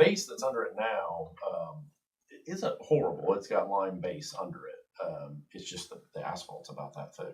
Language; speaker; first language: English; native; English